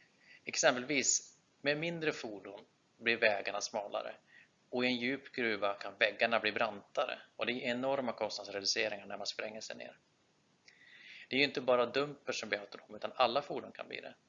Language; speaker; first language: Swedish; native; Swedish